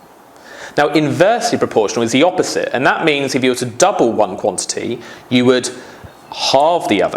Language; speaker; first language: English; native; English